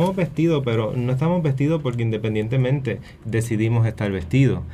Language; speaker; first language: Spanish; native; Spanish